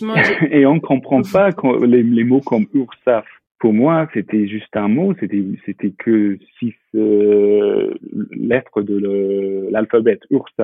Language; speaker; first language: French; non-native, fluent; English